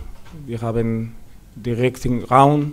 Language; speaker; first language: German; non-native, learner; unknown